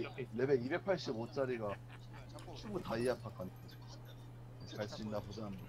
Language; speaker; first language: Korean; native; Korean